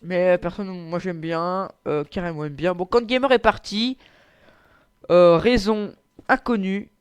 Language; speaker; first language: French; native; French